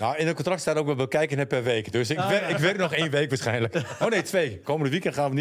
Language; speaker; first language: Dutch; native; Dutch